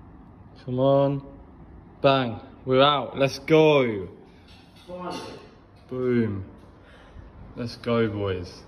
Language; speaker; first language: English; native; English